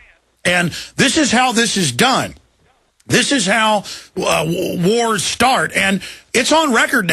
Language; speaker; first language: English; native; English